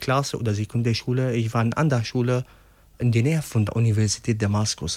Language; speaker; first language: German; non-native, learner; Arabic